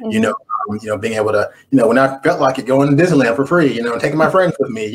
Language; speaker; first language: English; native; English